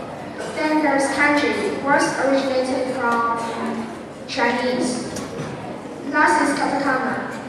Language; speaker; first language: English; non-native, fluent; Vietnamese